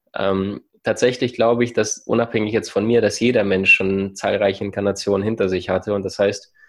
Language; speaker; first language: German; early bilingual, other home language; Russian